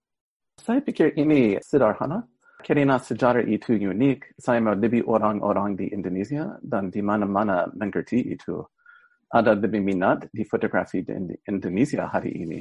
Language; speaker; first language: Indonesian; non-native, fluent; English